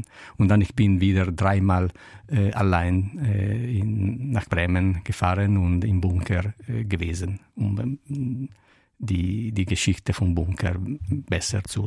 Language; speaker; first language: German; non-native, learner; Italian